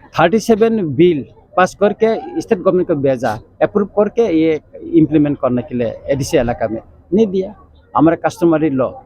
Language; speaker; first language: Hindi; non-native, local second language; Kok Borok